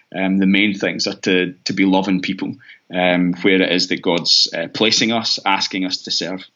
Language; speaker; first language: English; native; English